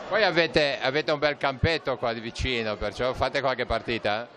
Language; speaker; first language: Italian; native; Italian